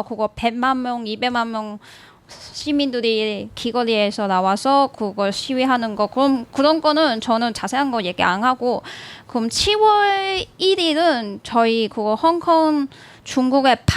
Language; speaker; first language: Korean; non-native, learner; Cantonese